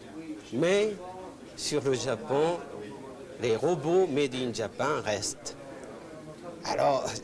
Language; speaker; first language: French; non-native, fluent; Japanese